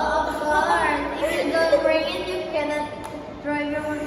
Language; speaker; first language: English; non-native, learner; Indonesian